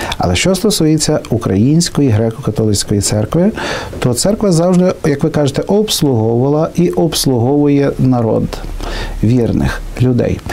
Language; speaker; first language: Ukrainian; native; Ukrainian